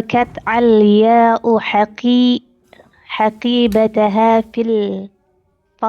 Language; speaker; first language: Arabic; non-native, learner; Indonesian